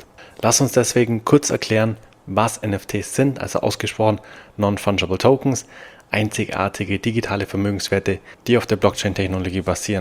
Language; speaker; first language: German; native; German